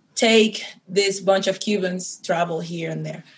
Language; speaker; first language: English; non-native, fluent; Spanish